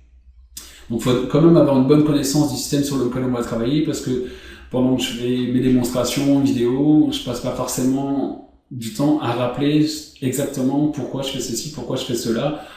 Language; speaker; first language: French; native; French